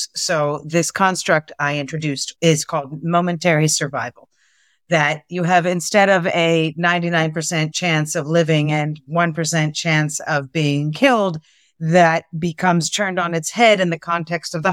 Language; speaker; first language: English; native; English